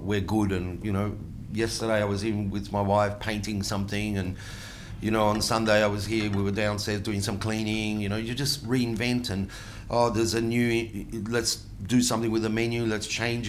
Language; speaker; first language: English; non-native, local second language; Italian